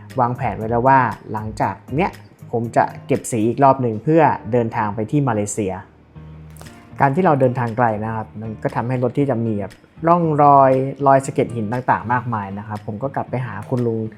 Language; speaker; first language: Thai; native; Thai